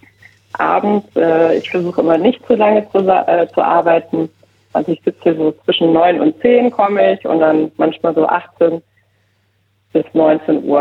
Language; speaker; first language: German; native; German